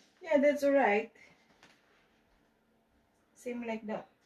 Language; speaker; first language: English; non-native, learner; Filipino